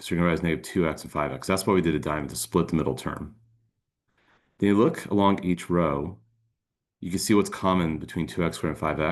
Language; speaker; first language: English; native; English